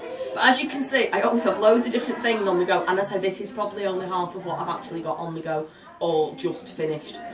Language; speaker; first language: English; native; English